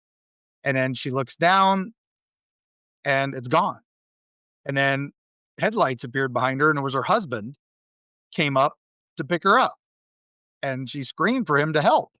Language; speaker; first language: English; native; English